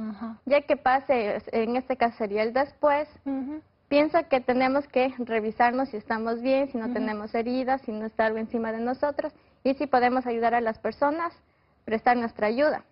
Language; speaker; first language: Spanish; native; Spanish